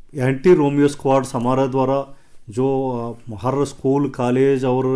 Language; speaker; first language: Hindi; non-native, local second language; Telugu